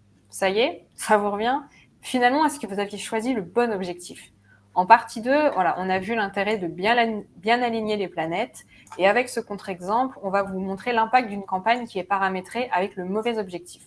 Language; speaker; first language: French; native; French